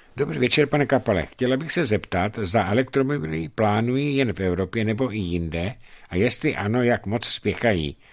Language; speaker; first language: Czech; native; Czech